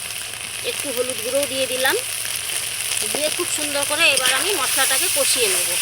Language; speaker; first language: Bangla; native; Bangla